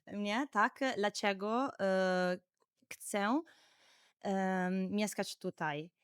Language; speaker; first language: Polish; non-native, learner; Italian